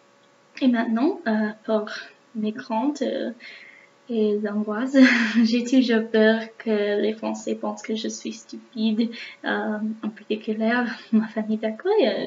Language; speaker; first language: French; non-native, learner; English